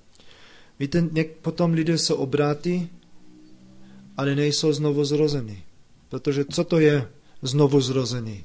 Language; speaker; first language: Czech; non-native, fluent; German